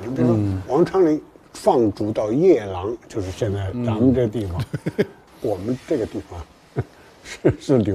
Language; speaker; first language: Chinese; native; Chinese